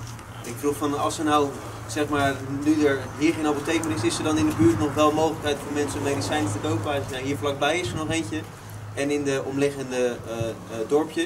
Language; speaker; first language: Dutch; native; Dutch